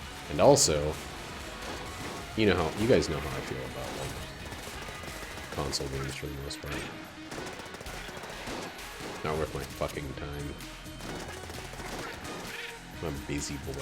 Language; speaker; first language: English; native; English